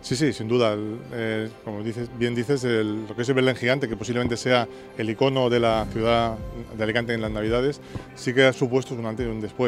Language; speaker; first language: Spanish; native; Spanish